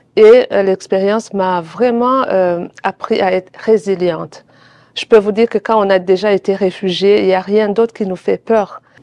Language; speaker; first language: French; non-native, local second language; Rundi